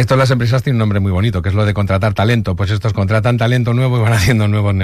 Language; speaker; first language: Spanish; native; Spanish